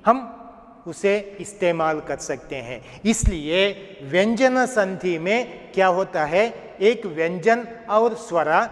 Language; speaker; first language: Hindi; non-native, local second language; Kannada